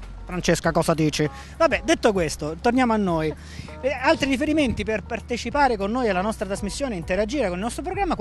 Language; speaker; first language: Italian; native; Italian